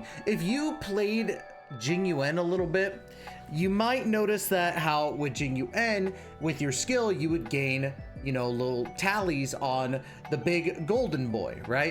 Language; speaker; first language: English; native; English